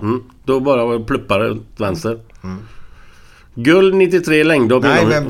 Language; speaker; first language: Swedish; native; Swedish